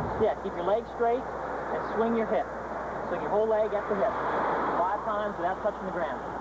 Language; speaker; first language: English; native; English